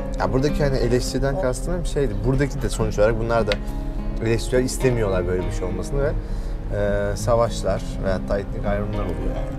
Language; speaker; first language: Turkish; native; Turkish